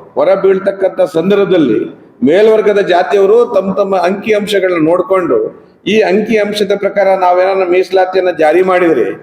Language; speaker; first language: Kannada; native; Kannada